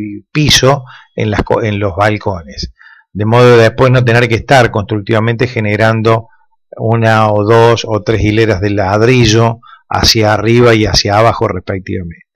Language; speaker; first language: Spanish; native; Spanish